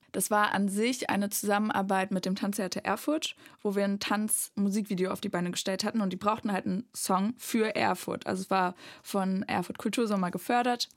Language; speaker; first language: German; native; German